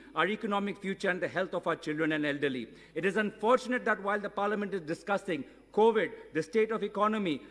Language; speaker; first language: English; non-native, local second language; Assamese